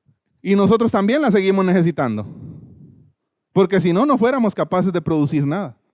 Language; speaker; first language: Spanish; native; Spanish